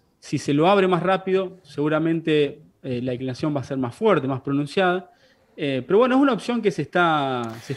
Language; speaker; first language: Spanish; native; Spanish